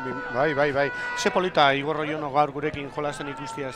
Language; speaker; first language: Basque; native; Basque